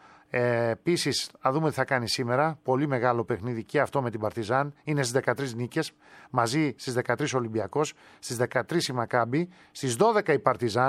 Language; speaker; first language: Greek; native; Greek